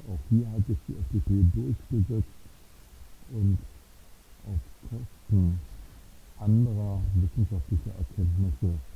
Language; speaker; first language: German; native; German